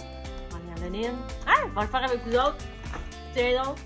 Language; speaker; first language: French; native; French